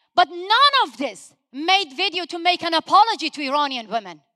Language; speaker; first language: English; non-native, fluent; Persian